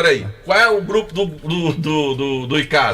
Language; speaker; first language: Portuguese; native; Portuguese